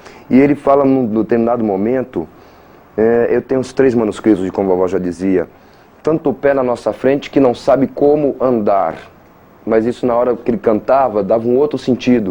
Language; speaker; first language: Portuguese; native; Portuguese